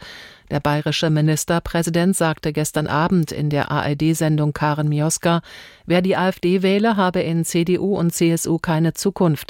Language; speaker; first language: German; native; German